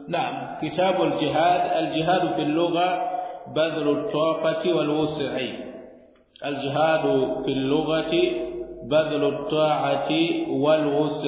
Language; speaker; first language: Arabic; non-native, fluent; Swahili